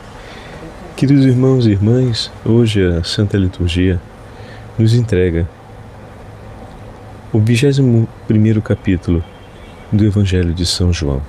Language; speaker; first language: Portuguese; native; Portuguese